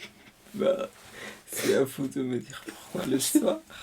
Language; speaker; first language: French; non-native, fluent; Spanish